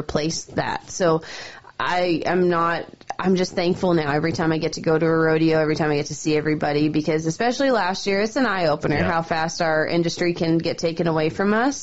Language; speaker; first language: English; native; English